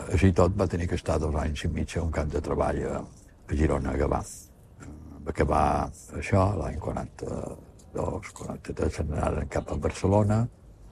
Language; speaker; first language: Catalan; native; Catalan